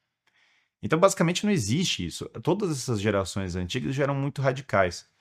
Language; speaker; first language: Portuguese; native; Portuguese